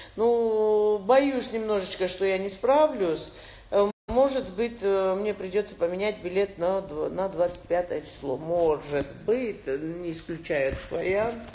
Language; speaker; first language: Russian; non-native, local second language; Georgian